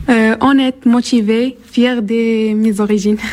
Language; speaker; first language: French; non-native, learner; Arabic